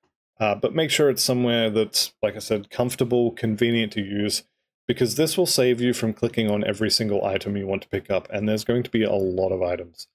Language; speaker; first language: English; native; English